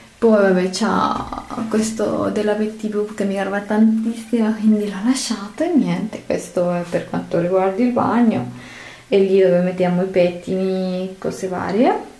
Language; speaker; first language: Italian; non-native, fluent; Spanish